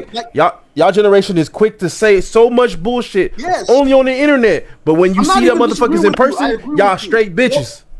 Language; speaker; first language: English; native; English